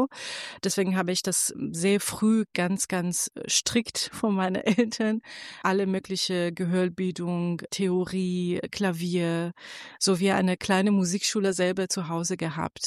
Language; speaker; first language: German; non-native, fluent; Persian